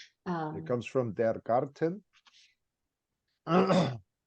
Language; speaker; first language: German; non-native, fluent; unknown